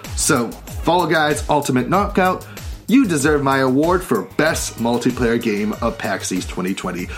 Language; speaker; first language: English; native; English